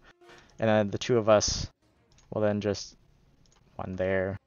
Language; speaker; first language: English; native; English